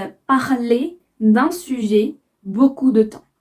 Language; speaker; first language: French; non-native, fluent; Spanish